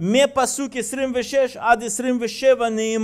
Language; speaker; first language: Hebrew; non-native, fluent; Russian